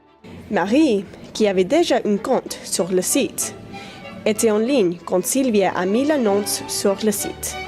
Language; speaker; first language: French; non-native, learner; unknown